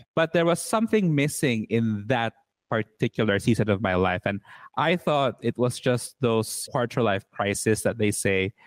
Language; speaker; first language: English; non-native, local second language; Cebuano